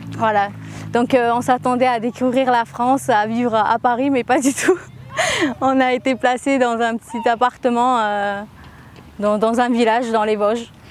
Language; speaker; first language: French; early bilingual, other home language; Armenian